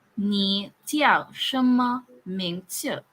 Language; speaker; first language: Chinese; non-native, learner; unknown